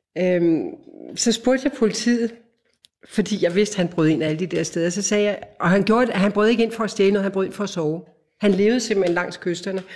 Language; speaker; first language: Danish; native; Danish